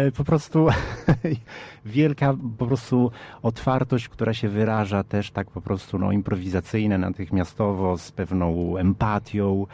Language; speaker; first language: Polish; non-native, fluent; Italian